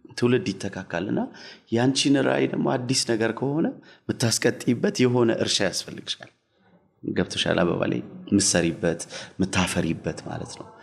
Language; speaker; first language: Amharic; native; Amharic